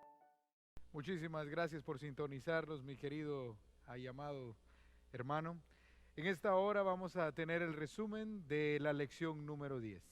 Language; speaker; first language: Spanish; native; Spanish